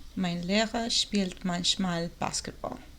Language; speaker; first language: German; non-native, learner; English